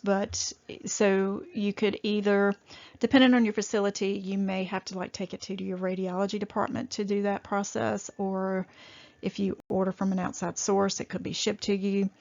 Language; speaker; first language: English; native; English